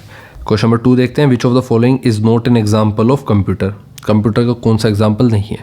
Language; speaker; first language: Hindi; native; Hindi